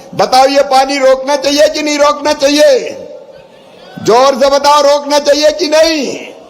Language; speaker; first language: Hindi; native; Hindi